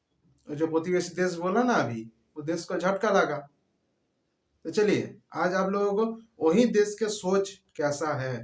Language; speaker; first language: Hindi; non-native, local second language; Bangla